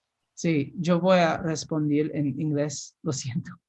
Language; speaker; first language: Spanish; non-native, fluent; English